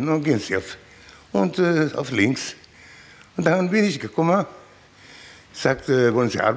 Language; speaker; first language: German; non-native, learner; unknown